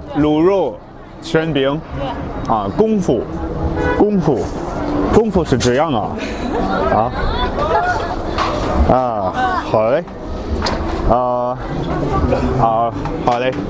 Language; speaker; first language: Chinese; non-native, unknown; German